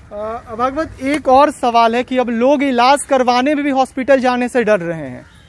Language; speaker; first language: Hindi; native; Hindi